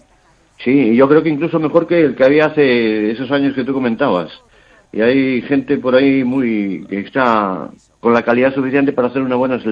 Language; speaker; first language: Spanish; native; Spanish